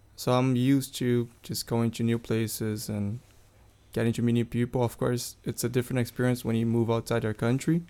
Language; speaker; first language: English; non-native, fluent; Portuguese